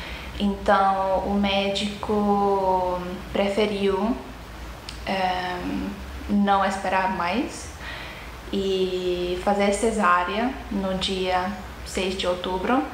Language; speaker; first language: Portuguese; non-native, fluent; Estonian